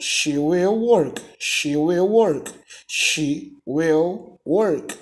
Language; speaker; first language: English; non-native, fluent; Portuguese